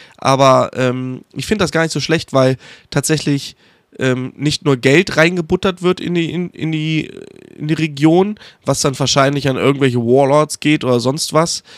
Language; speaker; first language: German; native; German